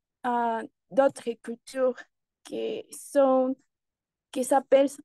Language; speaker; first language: French; non-native, learner; Spanish